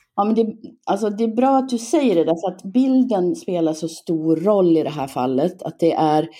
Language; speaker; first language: Swedish; native; Swedish